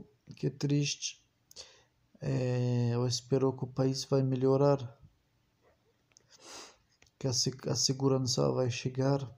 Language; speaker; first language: Portuguese; non-native, fluent; French